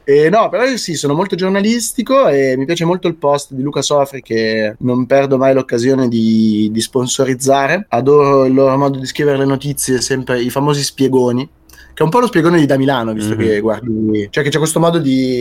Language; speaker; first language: Italian; native; Italian